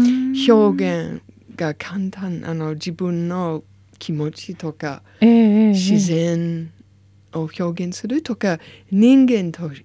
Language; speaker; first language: Japanese; non-native, learner; English